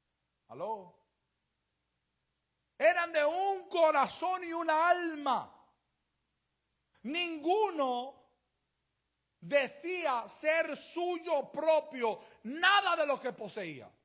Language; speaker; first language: Spanish; native; Spanish